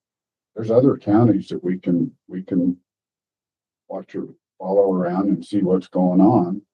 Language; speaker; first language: English; native; English